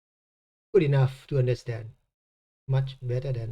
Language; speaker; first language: English; non-native, fluent; Thai